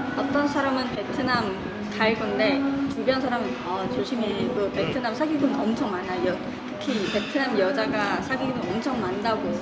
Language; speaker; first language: Korean; non-native, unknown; Vietnamese